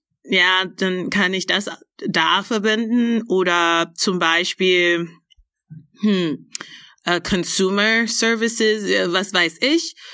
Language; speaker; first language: German; non-native, fluent; English